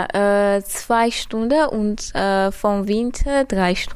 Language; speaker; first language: German; non-native, learner; Armenian